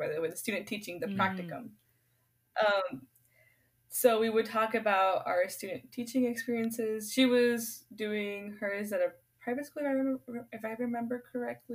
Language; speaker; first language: English; native; English